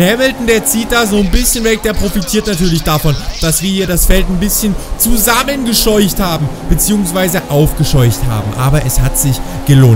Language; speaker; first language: German; native; German